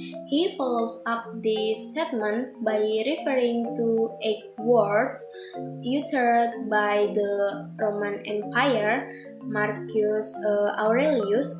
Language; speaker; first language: English; non-native, fluent; Indonesian